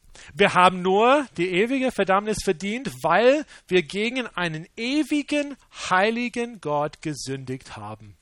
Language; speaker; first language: German; non-native, fluent; English